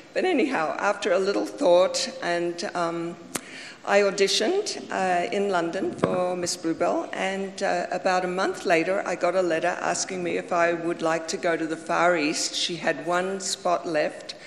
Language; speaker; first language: English; native; English